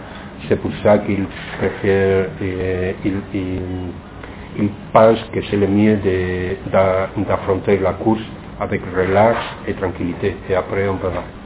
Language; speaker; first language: French; non-native, fluent; Spanish